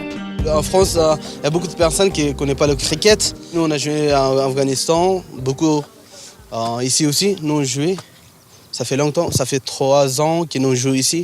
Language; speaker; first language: French; non-native, learner; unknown